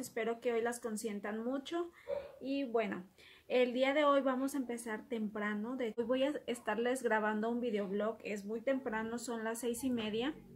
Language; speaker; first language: Spanish; early bilingual, heritage; Spanish